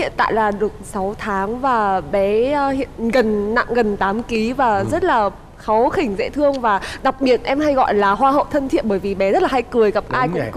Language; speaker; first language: Vietnamese; native; Vietnamese